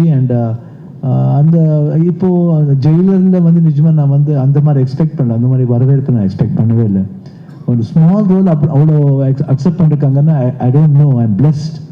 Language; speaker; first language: Tamil; non-native, local second language; Kannada